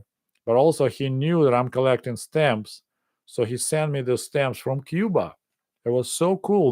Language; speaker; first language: English; non-native, fluent; Russian